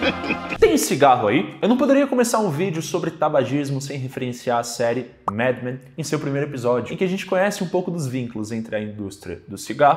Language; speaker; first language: Portuguese; native; Portuguese